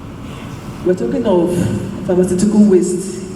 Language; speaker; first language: English; non-native, local second language; Yoruba